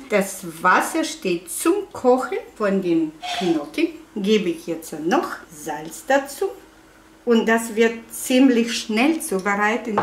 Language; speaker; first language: German; non-native, fluent; Russian